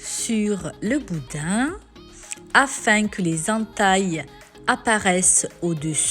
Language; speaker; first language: French; native; French